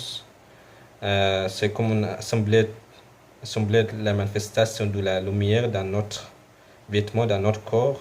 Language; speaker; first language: French; non-native, local second language; Arabic